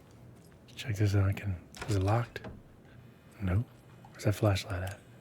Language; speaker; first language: English; native; English